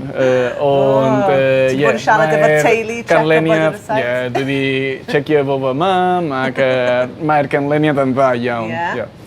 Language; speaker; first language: Welsh; non-native, fluent; Catalan